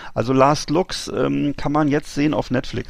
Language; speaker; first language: German; native; German